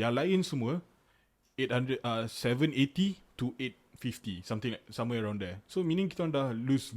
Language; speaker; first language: Malay; native; Malay